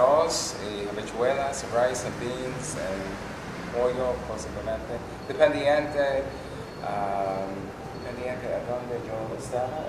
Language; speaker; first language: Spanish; non-native, learner; English